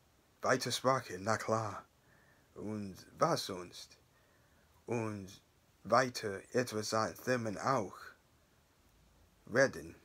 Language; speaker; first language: German; non-native, learner; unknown